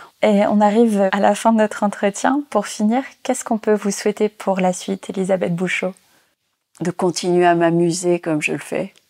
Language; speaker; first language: French; native; French